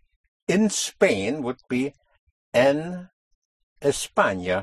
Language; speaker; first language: Spanish; non-native, fluent; English